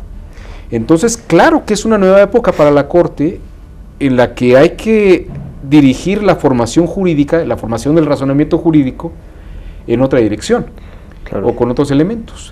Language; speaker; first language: Spanish; native; Spanish